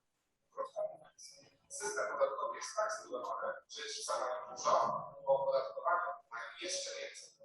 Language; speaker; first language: Polish; native; Polish